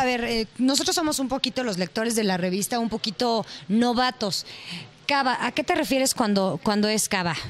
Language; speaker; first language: Spanish; native; Spanish